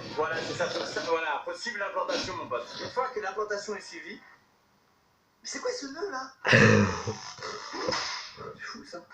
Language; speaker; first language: French; native; French